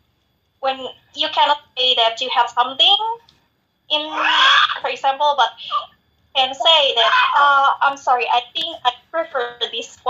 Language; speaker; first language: English; non-native, fluent; Indonesian